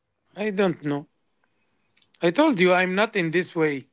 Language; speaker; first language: English; non-native, learner; Arabic